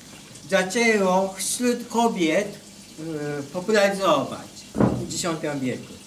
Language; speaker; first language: Polish; non-native, learner; Japanese